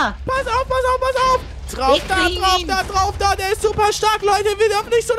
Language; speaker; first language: German; native; German